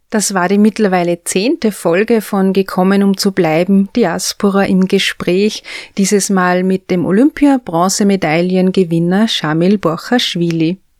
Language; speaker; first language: German; native; German